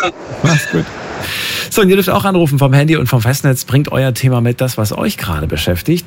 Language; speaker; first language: German; native; German